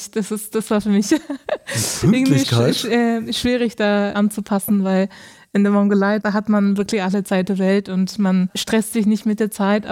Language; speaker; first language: German; non-native, fluent; Mongolian